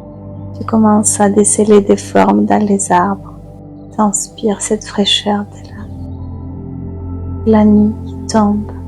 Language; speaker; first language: French; native; French